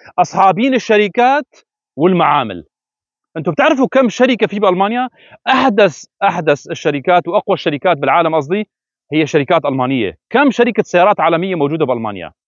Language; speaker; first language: Arabic; native; Arabic